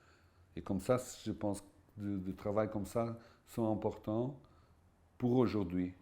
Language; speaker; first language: French; non-native, fluent; Portuguese